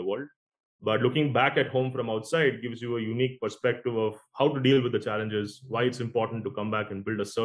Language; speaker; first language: English; non-native, local second language; Konkani